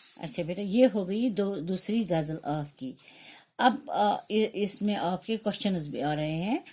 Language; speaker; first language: Urdu; non-native, local second language; Kashmiri